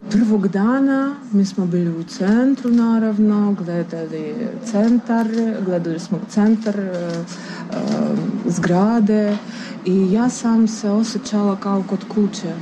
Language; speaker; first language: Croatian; non-native, learner; Russian